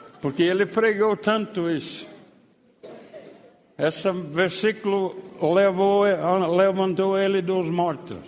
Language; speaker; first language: Portuguese; non-native, fluent; English